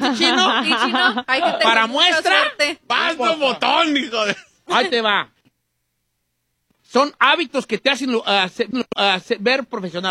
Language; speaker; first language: Spanish; native; Spanish